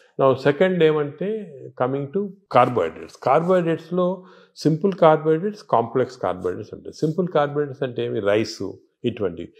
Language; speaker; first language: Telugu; native; Telugu